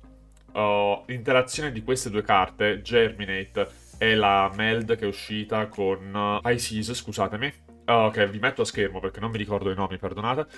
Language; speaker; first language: Italian; native; Italian